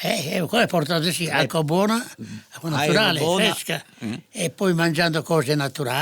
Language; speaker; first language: Italian; non-native, local second language; Sardinian